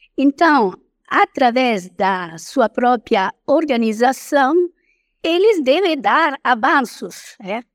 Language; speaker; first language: Portuguese; non-native, fluent; Italian